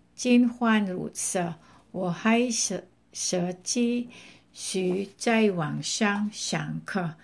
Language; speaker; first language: Chinese; non-native, fluent; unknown